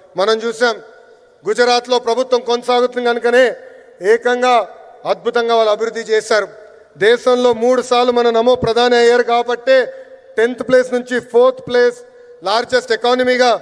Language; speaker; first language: Telugu; native; Telugu